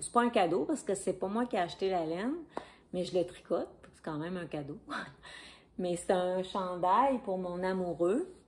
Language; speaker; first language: French; native; French